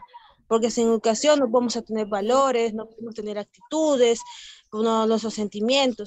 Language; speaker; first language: Spanish; native; Spanish